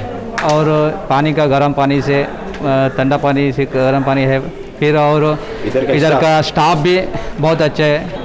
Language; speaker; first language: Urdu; non-native, local second language; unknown